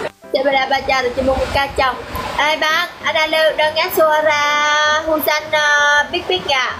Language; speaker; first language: Indonesian; non-native, learner; Vietnamese